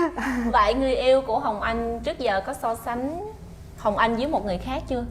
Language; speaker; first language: Vietnamese; native; Vietnamese